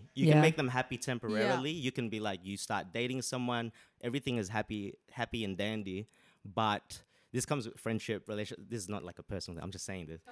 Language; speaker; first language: English; native; English